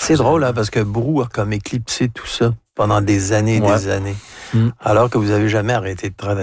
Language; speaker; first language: French; native; French